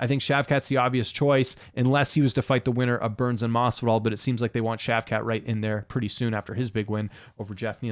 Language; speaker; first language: English; native; English